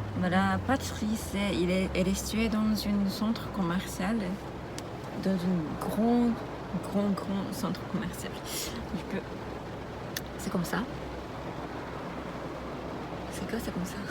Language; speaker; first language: French; non-native, learner; Japanese